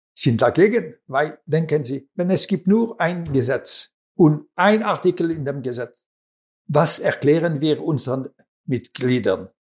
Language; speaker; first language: German; non-native, local second language; French